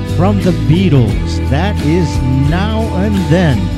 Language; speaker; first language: English; native; English